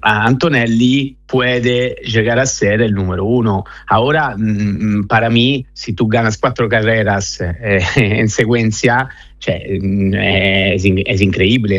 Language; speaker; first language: Spanish; non-native, fluent; Italian